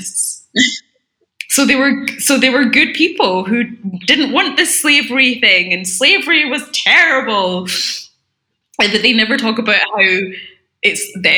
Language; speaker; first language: English; native; English